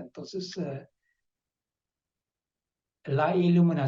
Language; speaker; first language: Spanish; non-native, fluent; Dutch